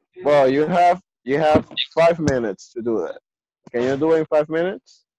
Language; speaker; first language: English; non-native, fluent; Spanish